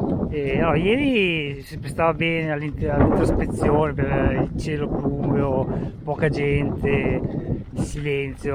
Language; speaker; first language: Italian; native; Italian